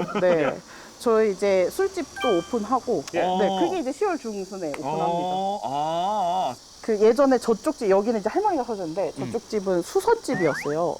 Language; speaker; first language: Korean; native; Korean